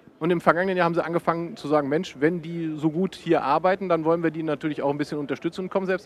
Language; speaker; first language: German; native; German